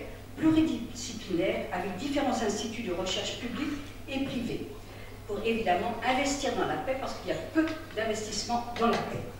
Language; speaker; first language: French; native; French